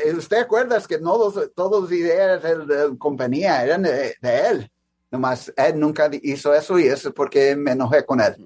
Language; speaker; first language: Spanish; early bilingual, heritage; English